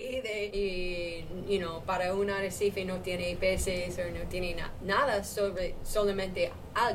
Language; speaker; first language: Spanish; non-native, learner; English